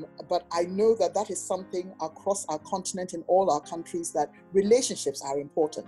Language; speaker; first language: English; non-native, local second language; Akan